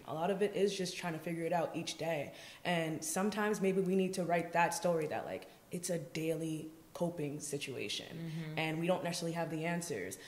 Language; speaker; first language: English; native; English